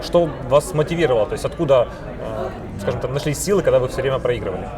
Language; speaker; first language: Russian; native; Russian